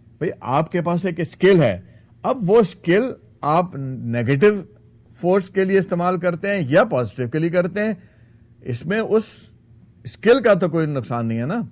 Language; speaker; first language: Urdu; native; Urdu